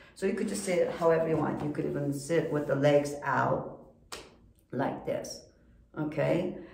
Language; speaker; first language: English; non-native, fluent; Korean